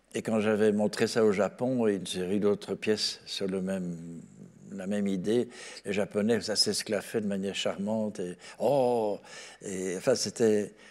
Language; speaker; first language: French; native; French